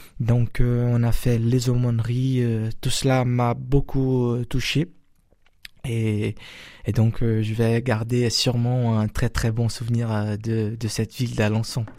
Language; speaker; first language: French; non-native, fluent; Portuguese